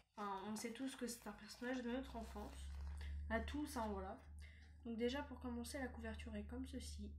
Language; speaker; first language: French; native; French